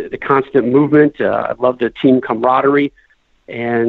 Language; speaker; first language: English; native; English